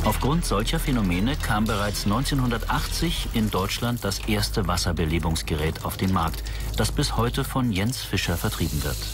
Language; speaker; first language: German; native; German